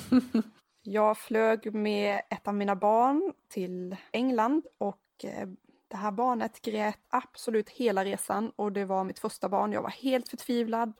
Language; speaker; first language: Swedish; native; Swedish